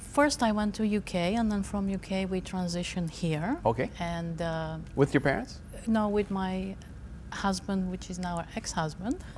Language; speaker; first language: English; non-native, fluent; Romanian